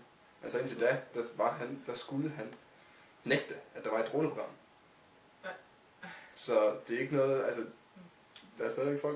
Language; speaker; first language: Danish; native; Danish